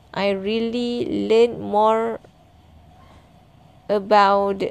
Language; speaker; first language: English; non-native, learner; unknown